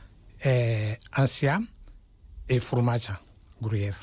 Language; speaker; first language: Catalan; non-native, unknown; Wolof